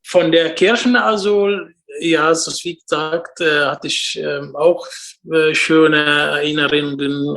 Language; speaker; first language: German; non-native, learner; Arabic